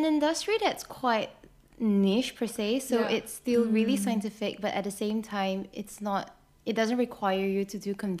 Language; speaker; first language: English; non-native, local second language; Chinese